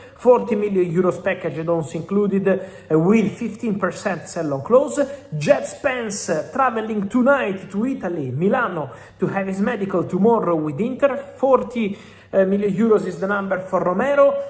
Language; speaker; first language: English; non-native, fluent; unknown